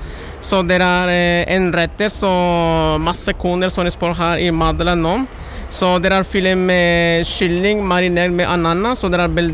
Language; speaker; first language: Norwegian; non-native, learner; Spanish